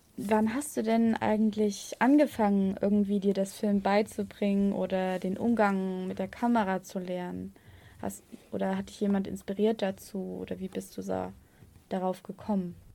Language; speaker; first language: German; native; German